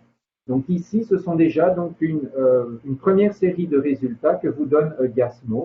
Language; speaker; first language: French; native; French